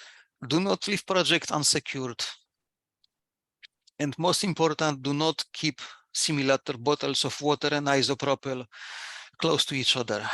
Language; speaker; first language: English; non-native, fluent; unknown